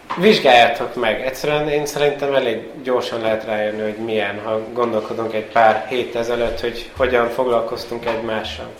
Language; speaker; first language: Hungarian; early bilingual, heritage; Hungarian